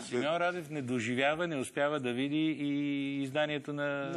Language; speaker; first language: Bulgarian; native; Bulgarian